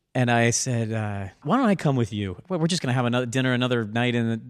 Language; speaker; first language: English; native; English